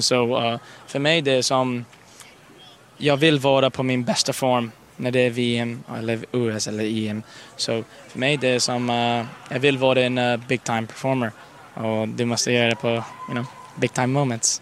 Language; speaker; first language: Swedish; early bilingual, heritage; English